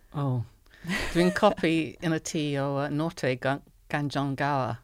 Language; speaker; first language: Welsh; non-native, learner; English